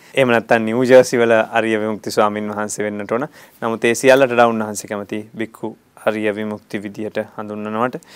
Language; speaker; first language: Sinhala; native; Sinhala